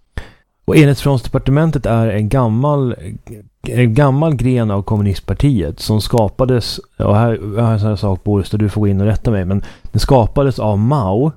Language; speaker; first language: Swedish; native; Swedish